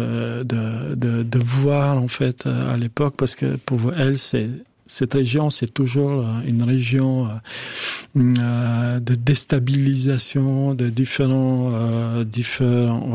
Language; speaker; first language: French; non-native, fluent; Albanian